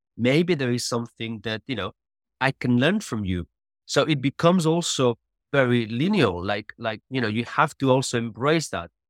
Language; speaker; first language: English; non-native, fluent; Spanish